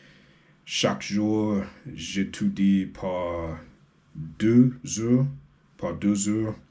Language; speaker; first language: French; non-native, learner; English